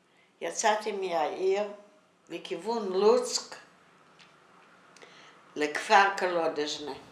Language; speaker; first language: Hebrew; non-native, fluent; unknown